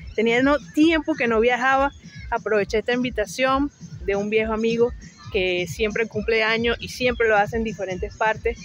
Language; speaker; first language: Spanish; native; Spanish